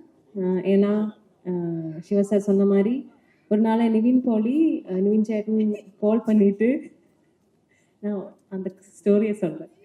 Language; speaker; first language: Tamil; non-native, learner; Malayalam